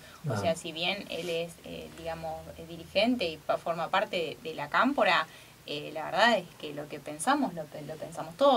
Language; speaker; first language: Spanish; native; Spanish